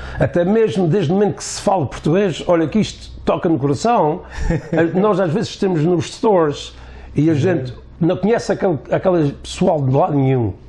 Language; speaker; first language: Portuguese; native; Portuguese